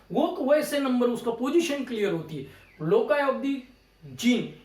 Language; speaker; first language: Hindi; non-native, local second language; Marathi